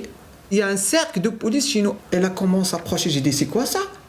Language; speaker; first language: French; non-native, learner; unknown